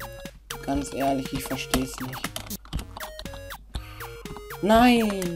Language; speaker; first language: German; native; German